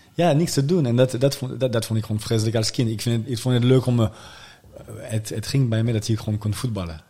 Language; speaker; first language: Dutch; non-native, fluent; French